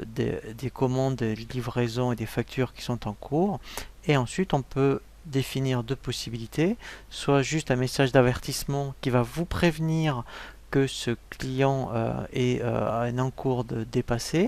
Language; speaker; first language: French; native; French